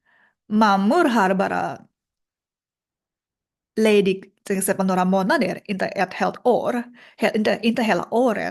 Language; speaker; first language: Swedish; non-native, learner; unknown